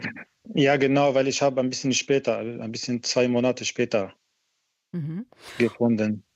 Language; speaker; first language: German; non-native, learner; Arabic